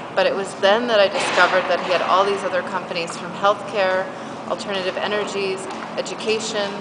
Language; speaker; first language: English; native; English